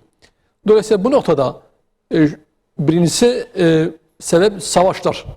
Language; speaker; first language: Turkish; native; Turkish